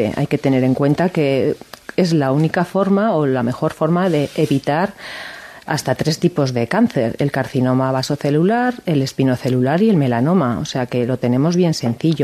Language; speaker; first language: Spanish; native; Spanish